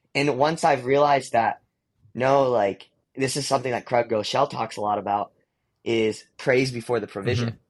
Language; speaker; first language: English; early bilingual, other home language; Hindi